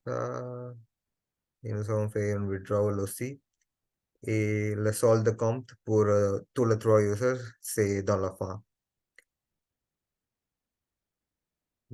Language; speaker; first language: French; non-native, learner; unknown